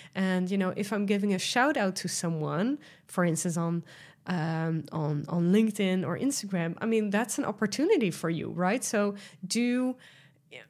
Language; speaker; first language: English; non-native, fluent; Dutch